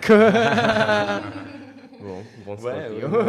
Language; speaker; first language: French; non-native, learner; Japanese